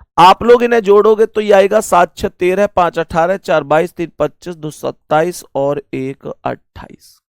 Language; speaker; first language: Hindi; native; Hindi